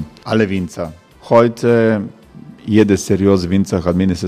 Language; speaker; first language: German; non-native, learner; Croatian